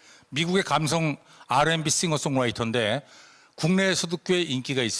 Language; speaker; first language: Korean; native; Korean